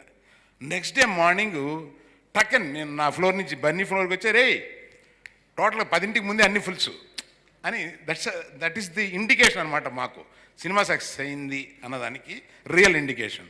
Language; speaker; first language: Telugu; native; Telugu